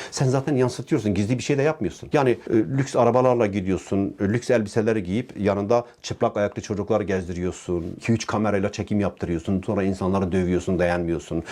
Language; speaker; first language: Turkish; non-native, local second language; Kurdish